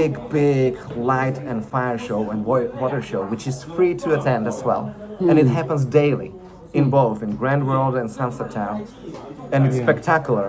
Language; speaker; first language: English; non-native, fluent; Slovak